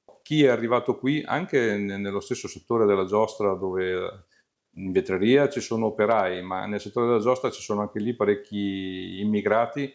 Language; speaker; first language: Italian; native; Italian